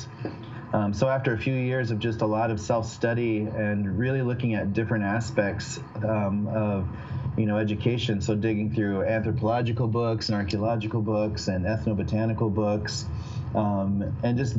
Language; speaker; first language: English; native; English